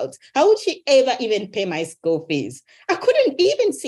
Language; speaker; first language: English; non-native, local second language; Ganda